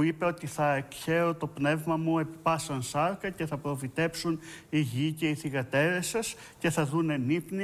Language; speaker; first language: Greek; native; Greek